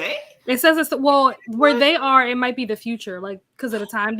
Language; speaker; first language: English; native; English